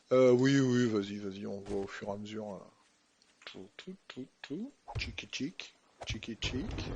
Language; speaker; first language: French; native; French